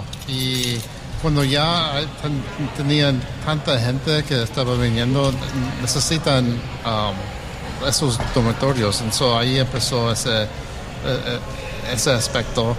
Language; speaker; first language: Spanish; early bilingual, heritage; English